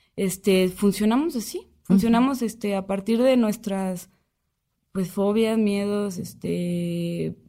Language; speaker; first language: Spanish; native; Spanish